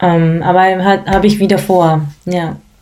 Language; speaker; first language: German; early bilingual, other home language; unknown